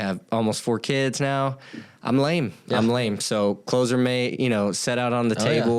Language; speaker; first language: English; native; English